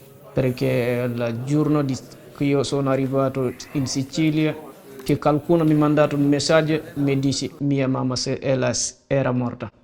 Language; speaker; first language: Italian; non-native, learner; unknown